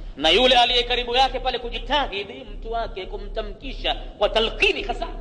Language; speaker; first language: Swahili; native; Swahili